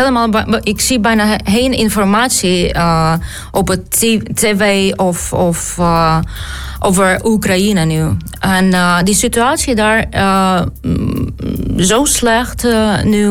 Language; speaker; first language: Dutch; non-native, learner; Ukrainian